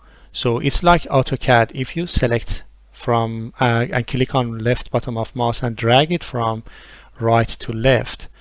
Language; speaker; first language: English; non-native, fluent; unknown